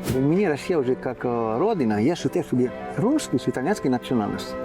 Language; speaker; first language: Russian; non-native, learner; Italian